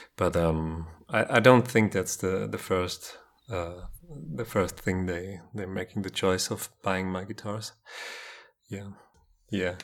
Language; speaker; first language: English; non-native, fluent; German